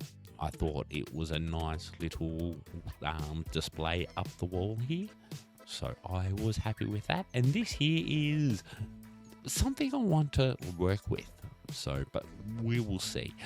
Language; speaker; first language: English; native; English